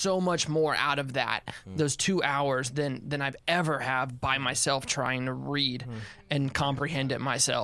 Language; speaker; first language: English; native; English